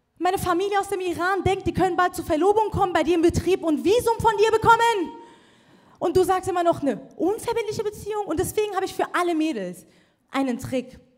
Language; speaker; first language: German; early bilingual, other home language; Persian